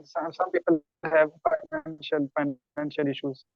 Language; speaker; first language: English; non-native, learner; Urdu